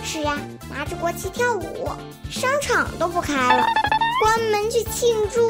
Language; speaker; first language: Chinese; native; Chinese